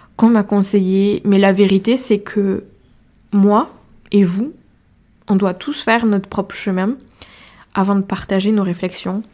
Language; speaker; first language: French; native; French